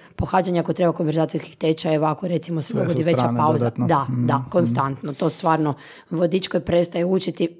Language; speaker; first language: Croatian; native; Croatian